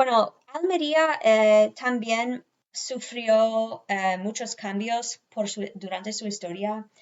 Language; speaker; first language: Spanish; non-native, fluent; English